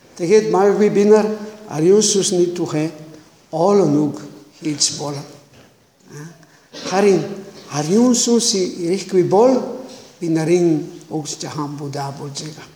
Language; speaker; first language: Mongolian; non-native, learner; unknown